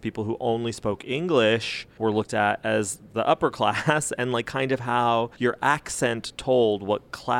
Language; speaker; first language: English; early bilingual, other home language; Spanish